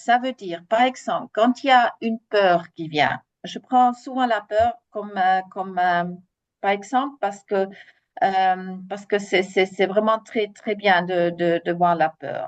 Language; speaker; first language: French; non-native, fluent; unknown